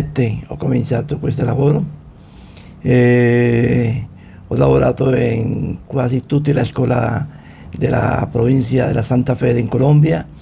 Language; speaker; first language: Italian; non-native, fluent; Spanish